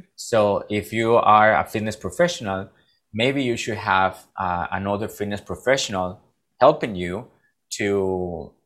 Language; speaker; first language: English; non-native, fluent; Spanish